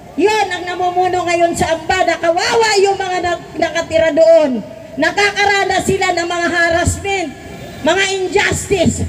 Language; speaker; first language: Filipino; non-native, local second language; Waray